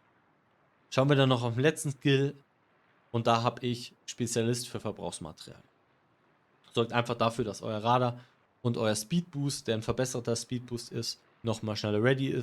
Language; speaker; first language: German; native; German